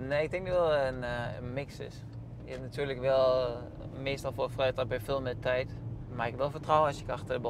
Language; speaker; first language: Dutch; non-native, fluent; Danish